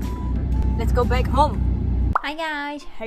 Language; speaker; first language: English; non-native, local second language; Malay